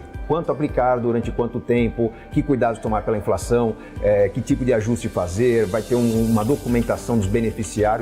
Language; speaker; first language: Portuguese; native; Portuguese